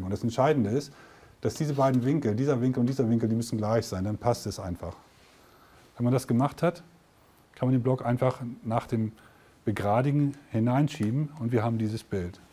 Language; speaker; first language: German; native; German